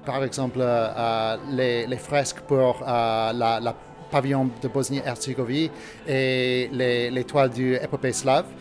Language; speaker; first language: French; non-native, learner; English